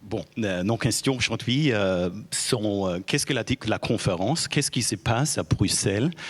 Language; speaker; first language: French; non-native, fluent; German